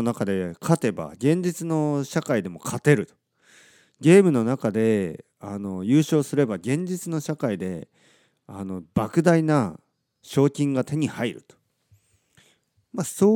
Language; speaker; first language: Japanese; native; Japanese